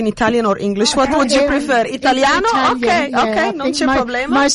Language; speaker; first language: Italian; non-native, fluent; Arabic